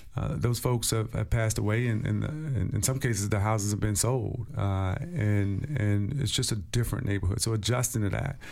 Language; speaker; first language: English; native; English